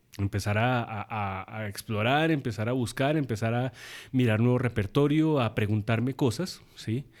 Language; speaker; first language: Spanish; native; Spanish